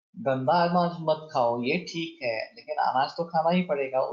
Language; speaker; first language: Hindi; non-native, local second language; Marathi